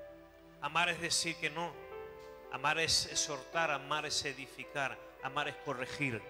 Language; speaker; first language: Spanish; native; Spanish